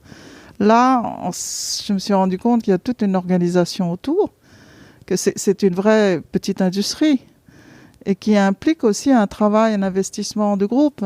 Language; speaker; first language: French; non-native, fluent; Vietnamese